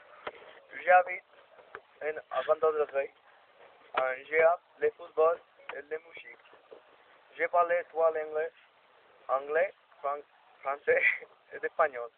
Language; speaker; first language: French; non-native, learner; Spanish